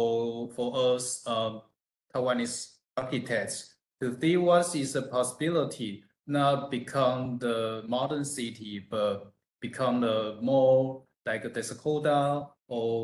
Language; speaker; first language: English; non-native, fluent; Chinese